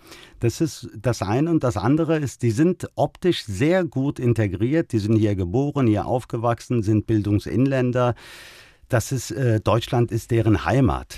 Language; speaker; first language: German; early bilingual, other home language; Turkish